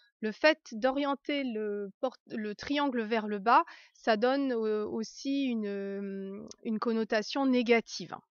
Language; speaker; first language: French; native; French